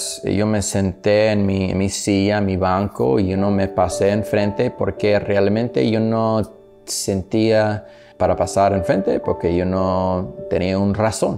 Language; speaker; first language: Spanish; non-native, learner; English